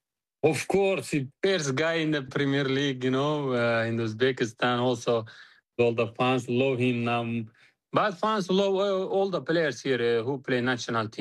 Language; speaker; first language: English; non-native, learner; Uzbek